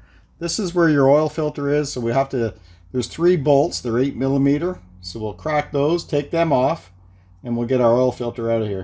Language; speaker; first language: English; native; English